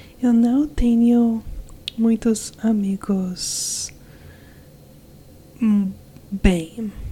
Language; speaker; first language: Portuguese; non-native, learner; English